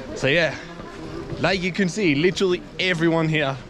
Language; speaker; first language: English; non-native, fluent; Danish